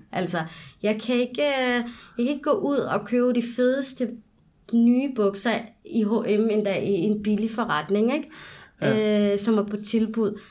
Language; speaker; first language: Danish; early bilingual, other home language; Arabic